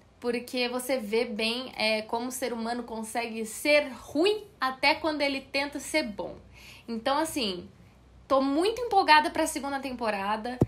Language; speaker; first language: Portuguese; native; Portuguese